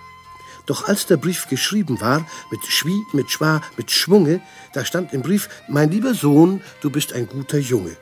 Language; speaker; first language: German; native; German